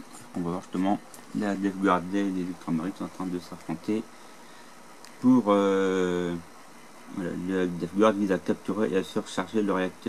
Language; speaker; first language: French; native; French